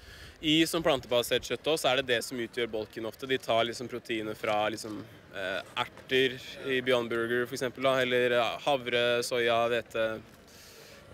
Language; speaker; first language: Norwegian; native; Norwegian